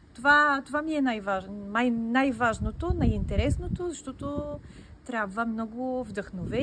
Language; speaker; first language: Bulgarian; non-native, fluent; French